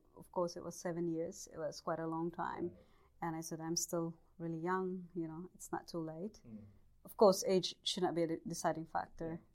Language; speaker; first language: English; non-native, local second language; Cebuano